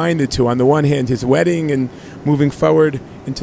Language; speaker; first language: English; native; English